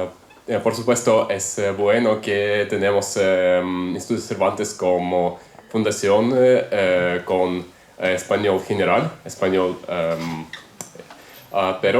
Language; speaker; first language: Spanish; non-native, learner; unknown